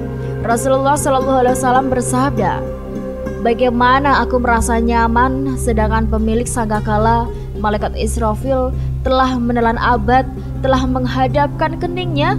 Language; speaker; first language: Indonesian; native; Indonesian